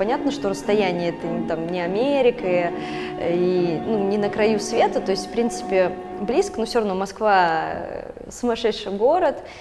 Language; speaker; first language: Russian; native; Russian